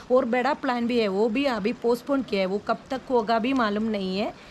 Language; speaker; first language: Hindi; non-native, local second language; Malayalam